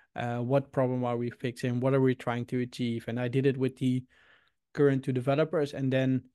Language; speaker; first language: English; non-native, fluent; Dutch